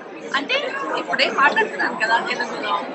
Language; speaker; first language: Telugu; non-native, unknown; English